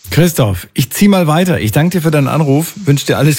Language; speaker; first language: German; native; German